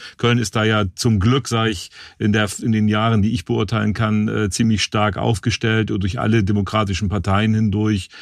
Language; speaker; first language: German; native; German